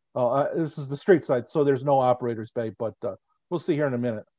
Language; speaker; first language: English; native; English